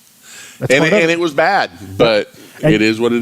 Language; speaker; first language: English; native; English